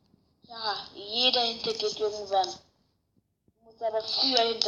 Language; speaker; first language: German; native; German